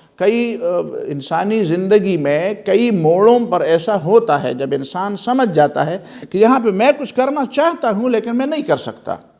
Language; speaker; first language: Urdu; non-native, local second language; Pashto